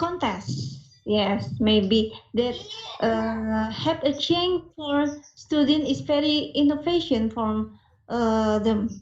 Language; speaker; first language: English; non-native, learner; Indonesian